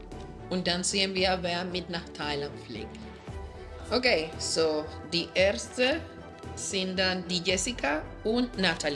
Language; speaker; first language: German; non-native, fluent; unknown